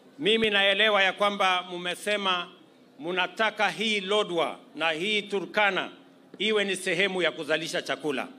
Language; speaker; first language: Swahili; non-native, local second language; Kalenjin